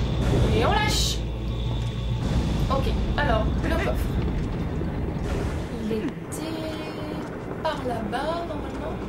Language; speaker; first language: French; native; French